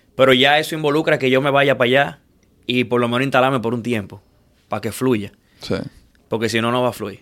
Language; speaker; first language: Spanish; native; Spanish